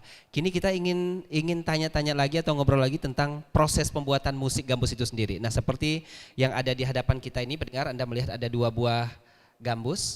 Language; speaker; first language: Malay; native; Malay